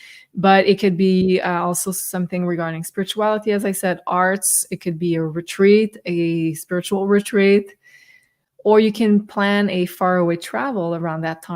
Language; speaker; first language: English; non-native, fluent; French